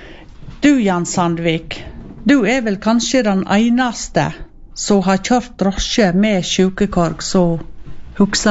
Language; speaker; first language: Norwegian; native; Norwegian